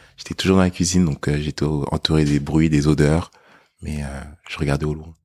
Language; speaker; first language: French; early bilingual, other home language; English